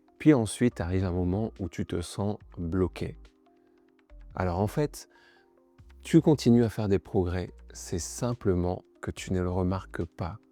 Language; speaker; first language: French; native; French